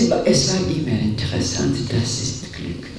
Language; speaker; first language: German; non-native, fluent; Georgian